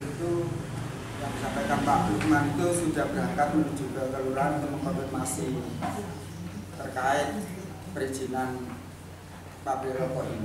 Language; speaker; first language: Indonesian; native; Indonesian